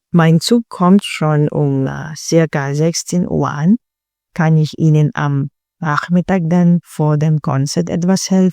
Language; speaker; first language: German; non-native, learner; Filipino